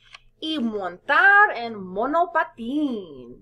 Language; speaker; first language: Spanish; non-native, fluent; English